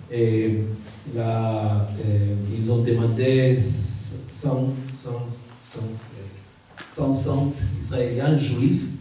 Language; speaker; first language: French; non-native, learner; Hebrew